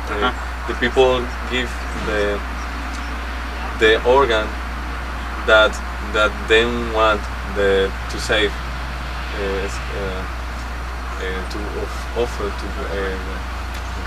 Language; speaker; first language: English; non-native, learner; Spanish